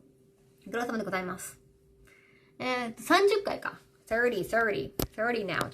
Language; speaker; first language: Japanese; native; Japanese